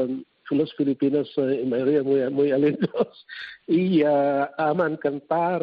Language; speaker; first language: Spanish; non-native, fluent; Cebuano